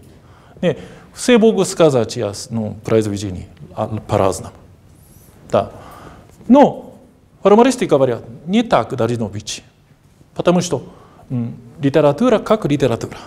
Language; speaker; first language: Russian; non-native, fluent; Japanese